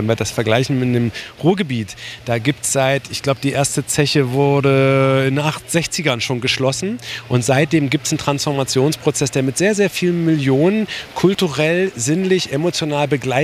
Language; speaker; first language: German; native; German